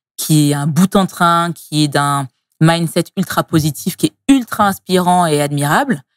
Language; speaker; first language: French; native; French